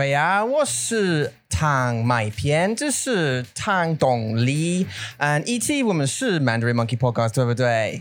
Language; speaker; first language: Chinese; non-native, learner; English